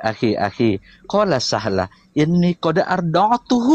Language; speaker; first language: Arabic; non-native, learner; Indonesian